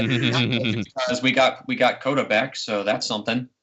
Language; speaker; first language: English; native; English